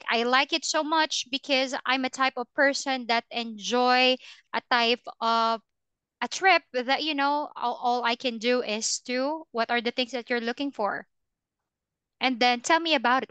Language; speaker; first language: English; non-native, fluent; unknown